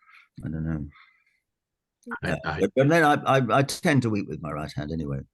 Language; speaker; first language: English; native; English